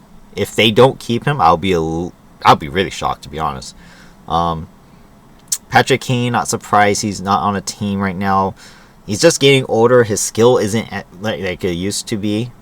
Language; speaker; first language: English; native; English